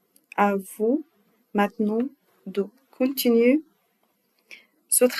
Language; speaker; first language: French; non-native, learner; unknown